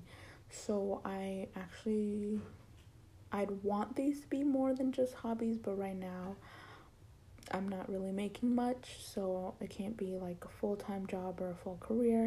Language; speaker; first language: English; early bilingual, other home language; Spanish